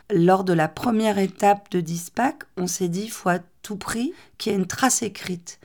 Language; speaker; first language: French; native; French